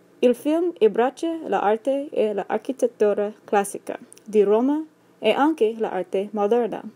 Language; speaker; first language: Italian; non-native, learner; English